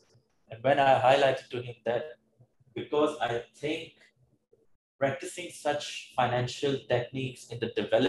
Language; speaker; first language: English; non-native, local second language; Urdu